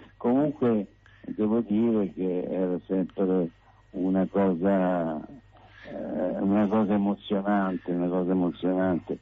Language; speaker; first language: Italian; native; Italian